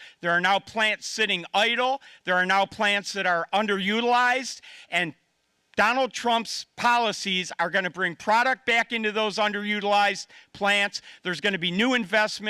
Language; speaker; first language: English; native; English